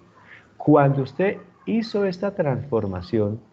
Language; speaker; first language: Spanish; native; Spanish